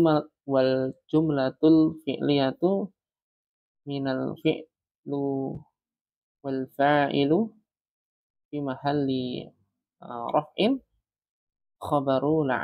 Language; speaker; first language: Arabic; non-native, learner; Indonesian